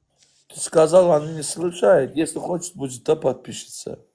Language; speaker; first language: Russian; non-native, learner; Azerbaijani